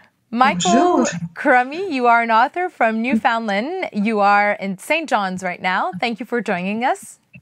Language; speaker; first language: English; non-native, fluent; French